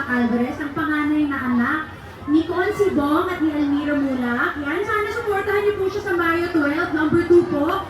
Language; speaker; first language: Filipino; native; Filipino